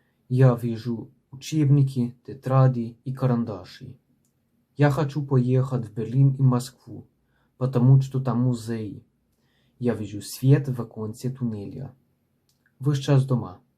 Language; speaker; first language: Russian; non-native, learner; Slovenian